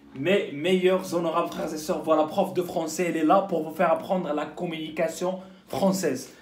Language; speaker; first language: French; non-native, local second language; Arabic